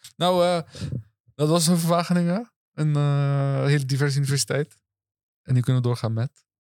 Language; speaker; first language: Dutch; early bilingual, other home language; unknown